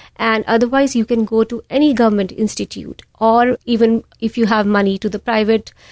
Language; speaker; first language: English; non-native, local second language; Hindi